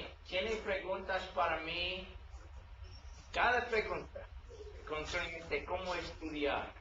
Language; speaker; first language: Spanish; non-native, learner; English